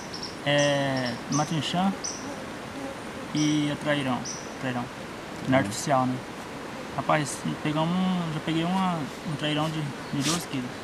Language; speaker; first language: Portuguese; native; Portuguese